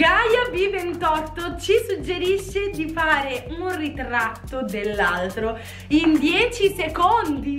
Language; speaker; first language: Italian; native; Italian